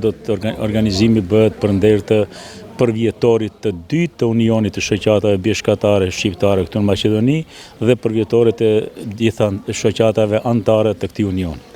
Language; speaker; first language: Albanian; native; Albanian